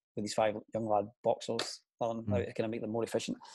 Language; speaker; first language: English; native; English